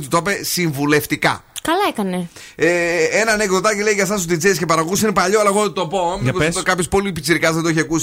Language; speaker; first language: Greek; native; Greek